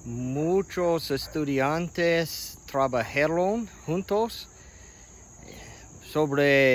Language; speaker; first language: Spanish; non-native, learner; English